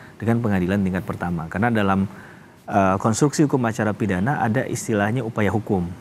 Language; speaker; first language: Indonesian; native; Indonesian